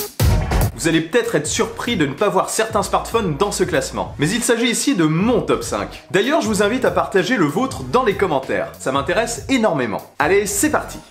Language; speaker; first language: French; native; French